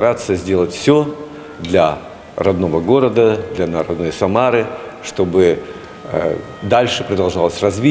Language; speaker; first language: Russian; native; Russian